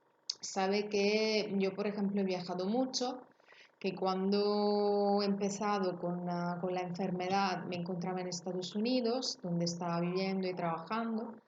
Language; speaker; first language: Spanish; non-native, fluent; Italian